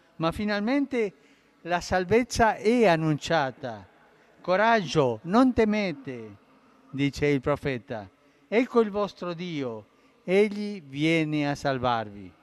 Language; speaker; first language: Italian; early bilingual, heritage; Spanish